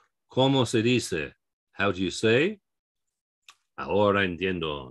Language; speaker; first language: Spanish; non-native, fluent; English